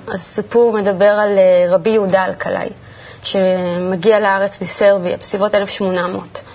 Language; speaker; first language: Hebrew; native; Hebrew